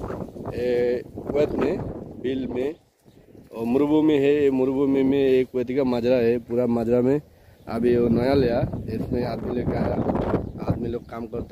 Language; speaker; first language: Hindi; non-native, learner; Bangla